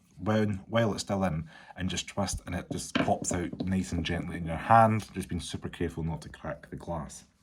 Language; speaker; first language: English; native; English